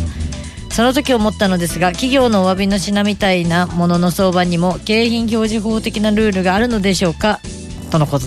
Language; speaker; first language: Japanese; native; Japanese